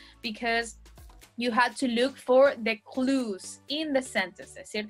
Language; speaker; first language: English; non-native, fluent; Spanish